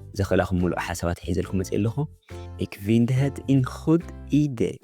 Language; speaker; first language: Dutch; non-native, fluent; Tigrinya